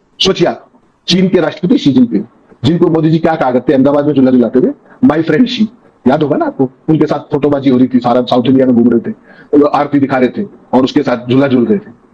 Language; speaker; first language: Hindi; native; Hindi